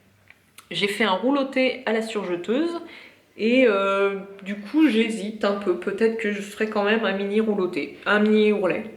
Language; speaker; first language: French; native; French